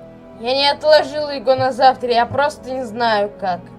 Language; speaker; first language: Russian; native; Russian